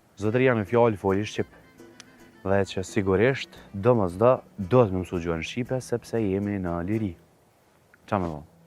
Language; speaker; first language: Albanian; native; Albanian